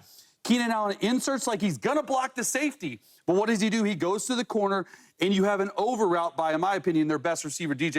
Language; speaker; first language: English; native; English